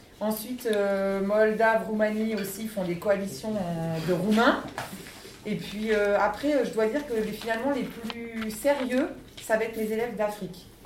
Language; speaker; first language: French; native; French